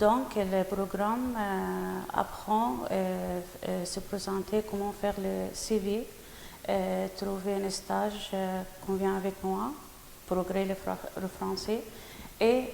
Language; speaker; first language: French; non-native, learner; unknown